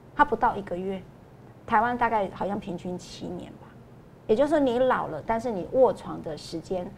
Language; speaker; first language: Chinese; non-native, local second language; Min Nan Chinese